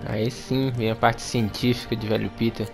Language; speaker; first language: Portuguese; native; Portuguese